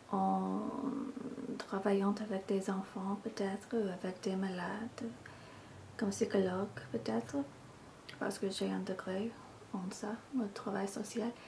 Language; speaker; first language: French; non-native, learner; English